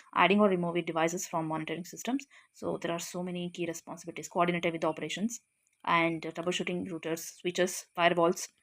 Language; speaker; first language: English; non-native, local second language; Kannada